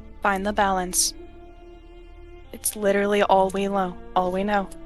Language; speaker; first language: English; native; English